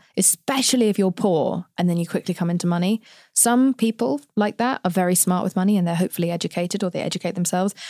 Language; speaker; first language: English; native; English